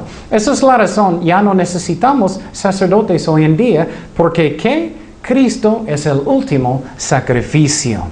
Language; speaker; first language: Spanish; non-native, fluent; English